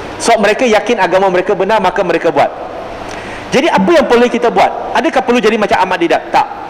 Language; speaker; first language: Malay; non-native, local second language; Chinese